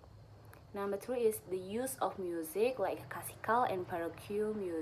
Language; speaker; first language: English; non-native, learner; Indonesian